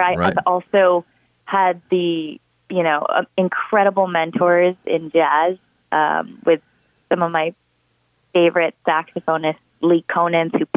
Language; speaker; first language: English; native; English